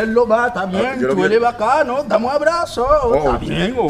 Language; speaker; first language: Spanish; non-native, learner; Haitian Creole